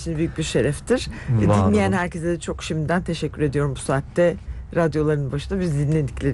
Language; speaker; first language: Turkish; native; Turkish